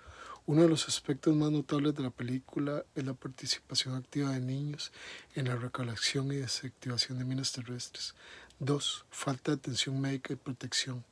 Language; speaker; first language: Spanish; native; Spanish